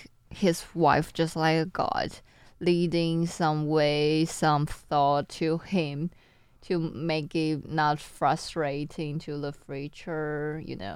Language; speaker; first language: English; non-native, learner; Chinese